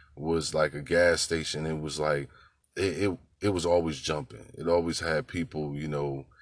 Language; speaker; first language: English; native; English